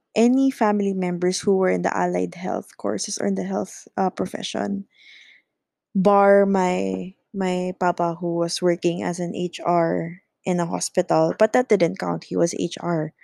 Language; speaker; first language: English; non-native, local second language; Filipino